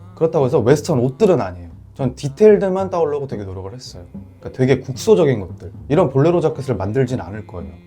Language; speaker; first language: Korean; native; Korean